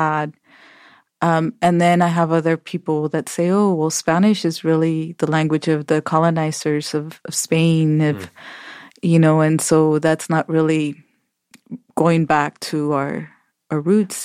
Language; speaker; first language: English; early bilingual, other home language; Spanish